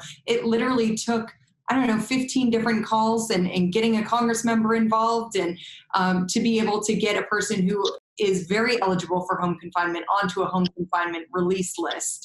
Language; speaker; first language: English; native; English